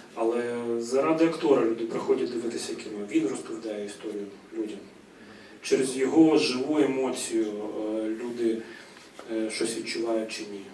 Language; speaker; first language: Ukrainian; native; Ukrainian